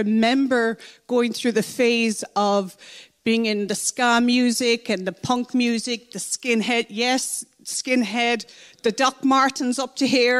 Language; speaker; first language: English; native; English